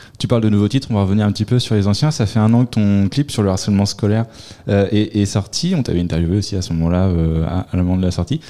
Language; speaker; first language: French; native; French